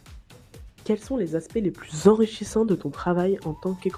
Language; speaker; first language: French; native; French